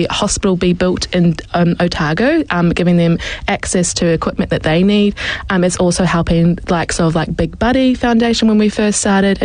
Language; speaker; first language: English; native; English